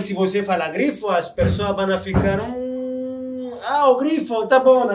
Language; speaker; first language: Portuguese; non-native, fluent; Spanish